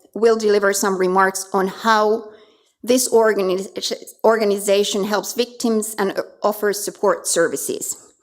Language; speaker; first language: English; non-native, fluent; Finnish